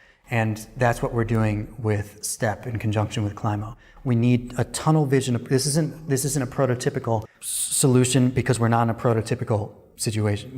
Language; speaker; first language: English; native; English